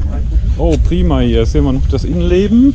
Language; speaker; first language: German; native; German